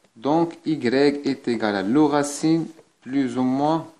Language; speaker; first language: French; non-native, local second language; Arabic